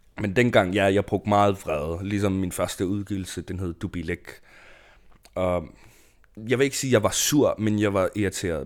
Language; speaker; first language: Danish; non-native, local second language; Kalaallisut